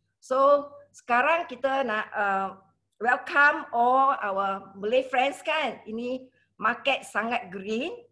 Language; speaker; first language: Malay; non-native, local second language; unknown